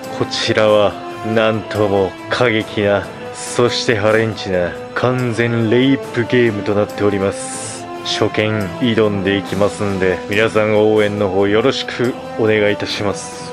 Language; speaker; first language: Japanese; native; Japanese